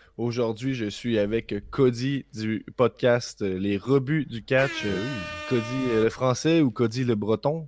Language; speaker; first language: French; native; French